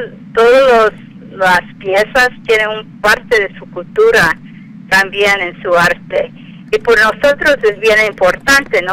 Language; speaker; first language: Spanish; non-native, fluent; English